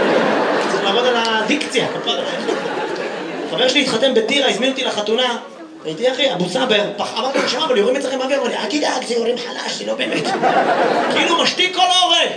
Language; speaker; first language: Hebrew; native; Hebrew